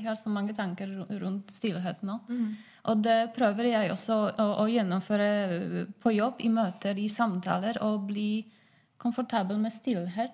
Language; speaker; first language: Norwegian; non-native, fluent; Polish